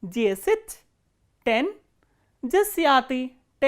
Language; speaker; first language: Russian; non-native, fluent; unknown